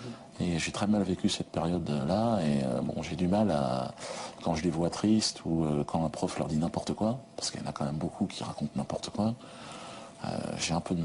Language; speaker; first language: French; native; French